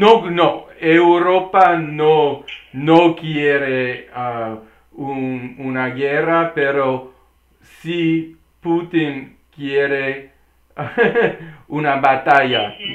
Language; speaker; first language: Spanish; non-native, learner; English